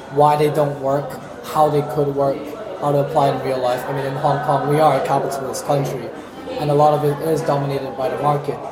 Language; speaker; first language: English; native; English